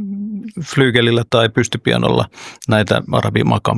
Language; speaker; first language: Finnish; early bilingual, other home language; Oromo